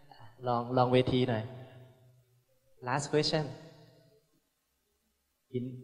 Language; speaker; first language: English; non-native, learner; Thai